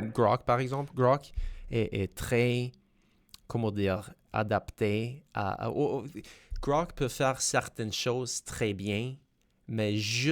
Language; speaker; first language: French; non-native, fluent; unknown